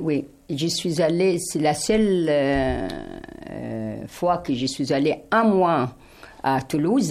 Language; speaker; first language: French; non-native, fluent; Arabic